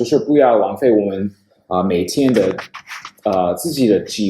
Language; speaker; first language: Chinese; non-native, fluent; English